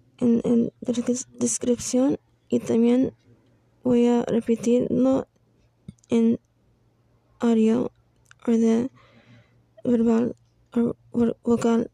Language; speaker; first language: Spanish; non-native, learner; English